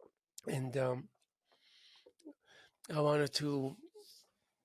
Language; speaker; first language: English; non-native, fluent; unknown